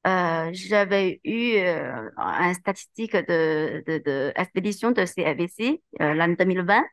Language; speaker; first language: French; non-native, learner; Chinese